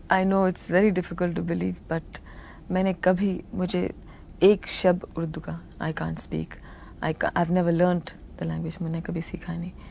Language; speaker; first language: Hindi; non-native, local second language; Tamil